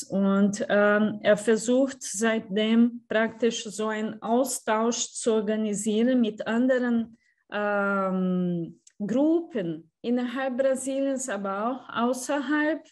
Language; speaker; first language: German; non-native, fluent; Portuguese